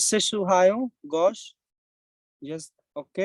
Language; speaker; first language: Polish; non-native, learner; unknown